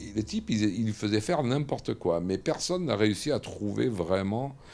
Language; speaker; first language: French; native; French